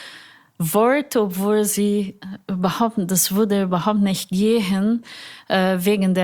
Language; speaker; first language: German; non-native, fluent; Portuguese